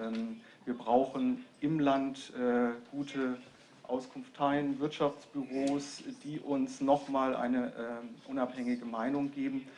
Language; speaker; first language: German; native; German